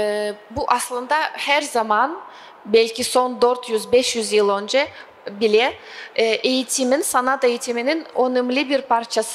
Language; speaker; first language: Turkish; non-native, fluent; Russian